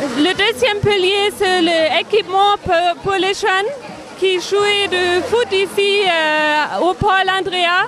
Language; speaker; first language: French; non-native, fluent; German